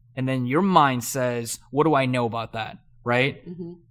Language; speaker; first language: English; native; English